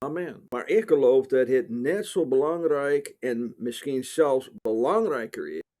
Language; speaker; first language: Dutch; non-native, fluent; English